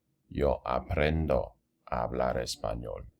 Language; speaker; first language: Spanish; non-native, fluent; English